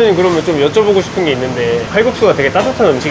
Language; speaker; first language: Korean; native; Korean